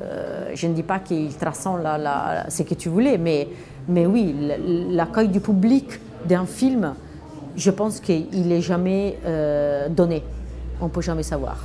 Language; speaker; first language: French; non-native, fluent; Italian